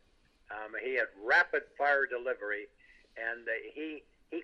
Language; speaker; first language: English; native; English